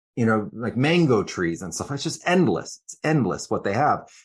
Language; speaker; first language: English; native; English